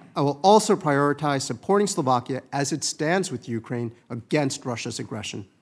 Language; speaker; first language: English; early bilingual, other home language; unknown